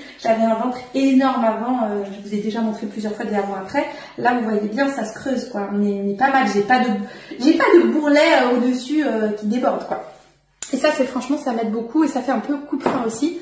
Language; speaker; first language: French; native; French